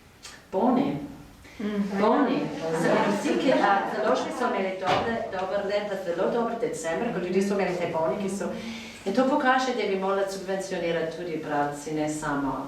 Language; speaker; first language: Slovenian; non-native, fluent; English